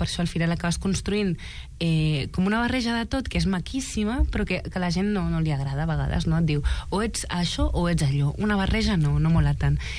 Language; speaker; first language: Catalan; early bilingual, other home language; Arabic